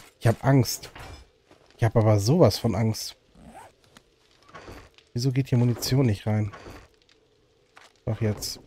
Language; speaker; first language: German; native; German